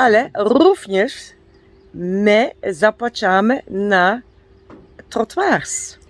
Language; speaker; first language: Polish; non-native, learner; Dutch